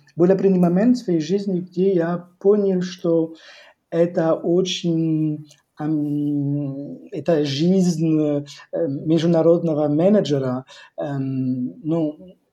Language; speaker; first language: Russian; non-native, fluent; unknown